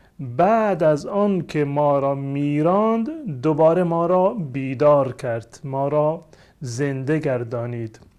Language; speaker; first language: Persian; native; Persian